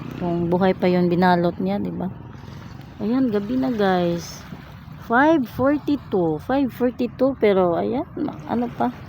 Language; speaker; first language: Filipino; non-native, local second language; Cebuano